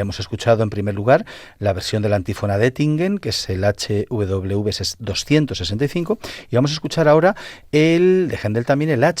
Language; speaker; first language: Spanish; native; Spanish